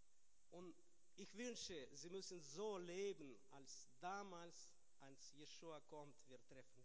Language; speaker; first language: German; non-native, learner; Russian